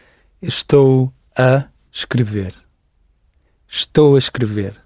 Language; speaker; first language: Portuguese; non-native, learner; English